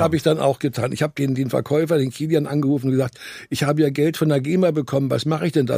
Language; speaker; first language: German; native; German